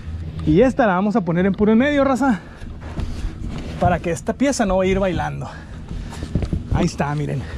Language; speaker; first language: Spanish; native; Spanish